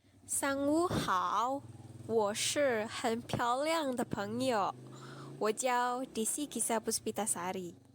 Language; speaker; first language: Chinese; non-native, learner; Indonesian